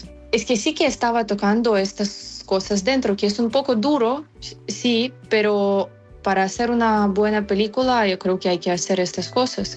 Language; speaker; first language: Spanish; non-native, fluent; Ukrainian